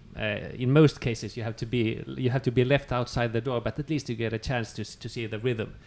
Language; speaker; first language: English; non-native, fluent; Finnish